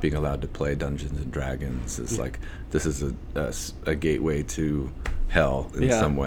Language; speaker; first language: English; native; English